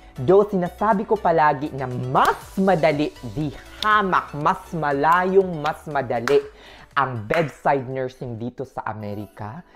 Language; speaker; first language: Filipino; native; Filipino